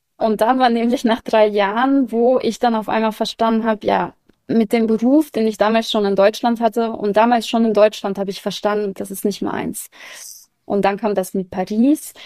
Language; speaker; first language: German; early bilingual, other home language; Russian